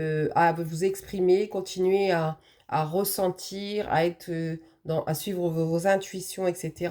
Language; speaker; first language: French; native; French